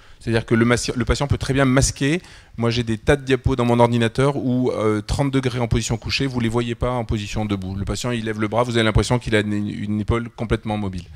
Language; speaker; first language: French; native; French